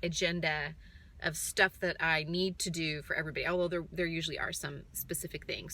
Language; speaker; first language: English; native; English